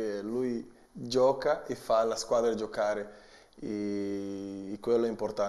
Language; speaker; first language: Italian; non-native, learner; Portuguese